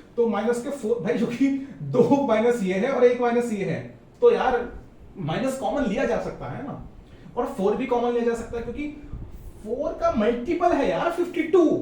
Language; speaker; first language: Hindi; native; Hindi